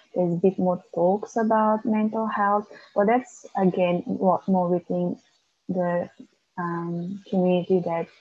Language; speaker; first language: English; non-native, fluent; Macedonian